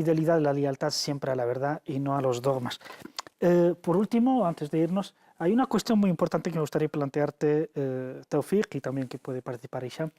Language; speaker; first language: Spanish; native; Spanish